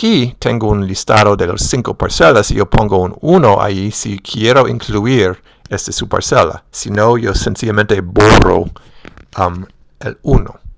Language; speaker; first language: Spanish; non-native, fluent; English